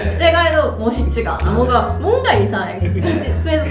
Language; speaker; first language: Korean; non-native, fluent; Japanese